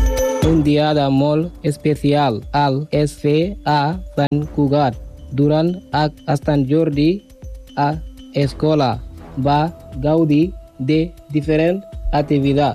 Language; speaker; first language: Catalan; non-native, learner; Spanish